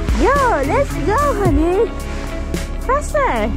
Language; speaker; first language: English; non-native, learner; Vietnamese